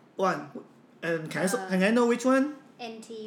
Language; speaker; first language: English; non-native, fluent; Chinese